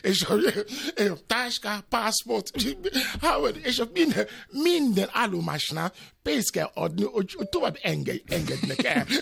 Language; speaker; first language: Hungarian; non-native, learner; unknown